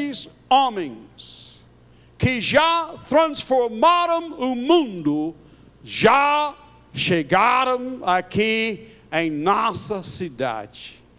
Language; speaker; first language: Portuguese; non-native, fluent; English